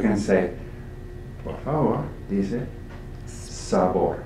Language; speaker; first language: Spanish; non-native, fluent; English